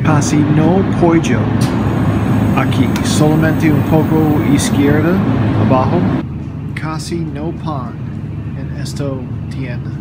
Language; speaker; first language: Spanish; non-native, learner; English